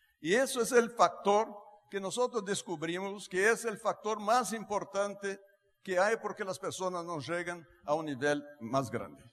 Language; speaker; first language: Spanish; non-native, fluent; Portuguese